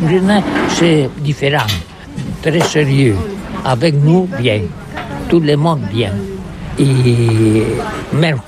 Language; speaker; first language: French; non-native, learner; Catalan